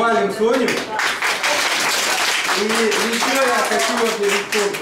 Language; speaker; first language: Russian; native; Russian